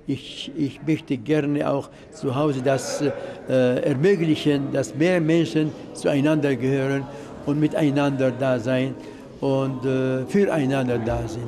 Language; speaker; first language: German; non-native, fluent; Arabic